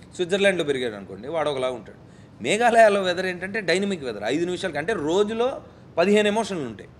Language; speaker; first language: Telugu; native; Telugu